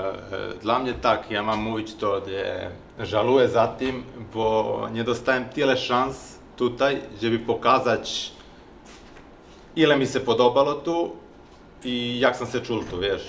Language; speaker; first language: Polish; non-native, learner; Serbian